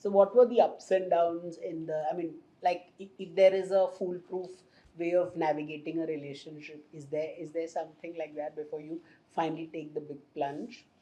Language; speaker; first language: English; non-native, local second language; Hindi